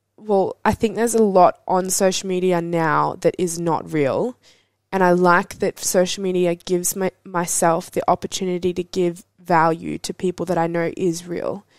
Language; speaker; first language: English; native; English